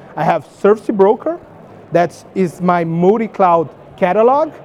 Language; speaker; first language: English; non-native, fluent; Portuguese